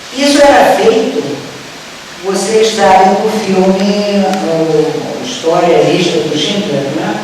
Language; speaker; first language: Portuguese; early bilingual, other home language; Russian